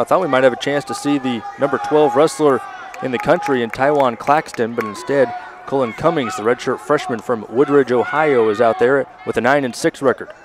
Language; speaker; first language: English; native; English